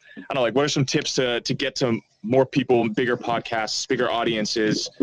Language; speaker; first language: English; non-native, fluent; Dutch